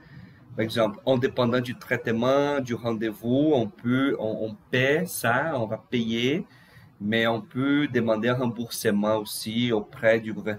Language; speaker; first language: French; non-native, fluent; Portuguese